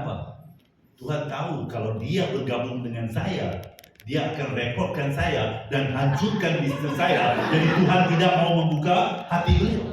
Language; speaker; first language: Indonesian; non-native, fluent; Tamil